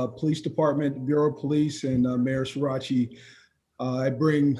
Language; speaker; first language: English; native; English